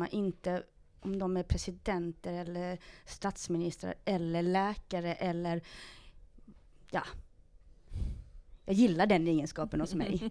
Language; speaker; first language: Swedish; native; Swedish